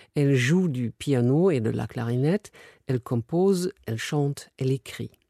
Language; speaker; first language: French; non-native, fluent; German